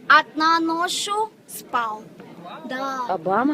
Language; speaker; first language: Russian; non-native, local second language; Kyrgyz